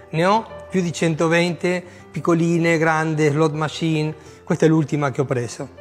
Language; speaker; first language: Italian; non-native, fluent; Spanish